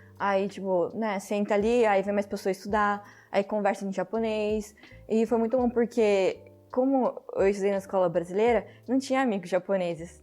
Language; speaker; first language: Portuguese; early bilingual, heritage; Portuguese